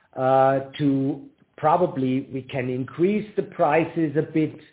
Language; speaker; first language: English; non-native, fluent; German